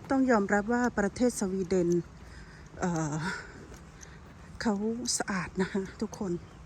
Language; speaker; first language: Thai; native; Thai